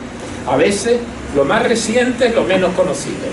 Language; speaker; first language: Spanish; native; Spanish